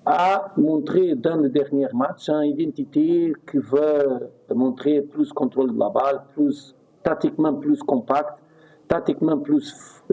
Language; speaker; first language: French; non-native, fluent; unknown